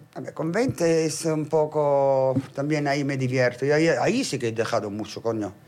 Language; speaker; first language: Spanish; non-native, fluent; Italian